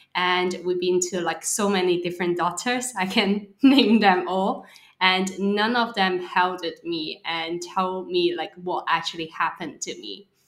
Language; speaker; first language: English; non-native, local second language; Cantonese